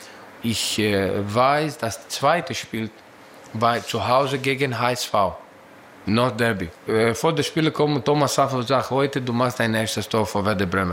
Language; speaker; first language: German; non-native, learner; Greek